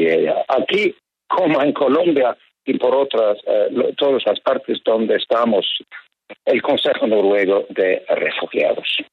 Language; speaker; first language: Spanish; non-native, fluent; Norwegian